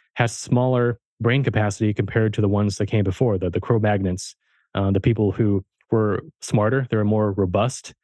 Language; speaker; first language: English; early bilingual, heritage; German